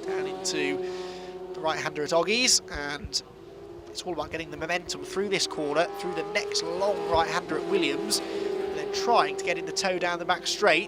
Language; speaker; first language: English; native; English